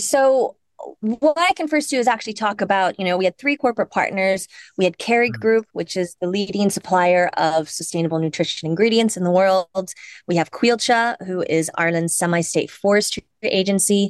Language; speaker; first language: English; native; English